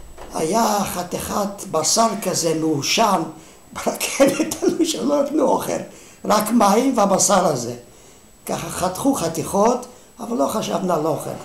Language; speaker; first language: Hebrew; non-native, fluent; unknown